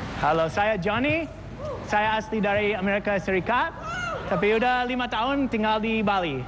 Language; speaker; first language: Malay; non-native, learner; English